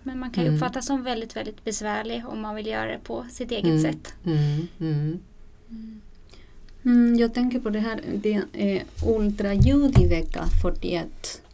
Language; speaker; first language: Swedish; native; Swedish